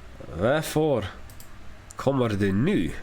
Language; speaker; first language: Swedish; non-native, learner; English